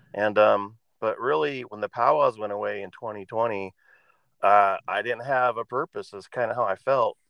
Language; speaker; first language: English; native; English